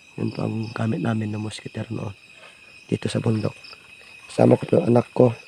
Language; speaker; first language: Filipino; non-native, local second language; Iloko